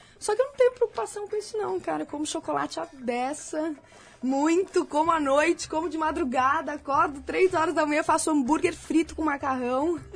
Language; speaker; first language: Portuguese; native; Portuguese